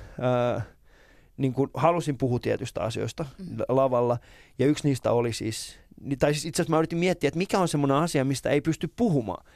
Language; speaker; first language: Finnish; early bilingual, other home language; Persian